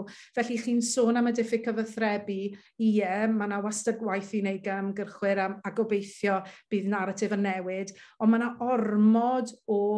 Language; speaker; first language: Welsh; native; Welsh